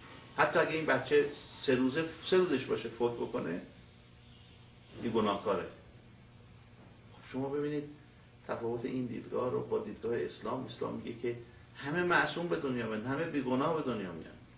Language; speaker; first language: Persian; native; Persian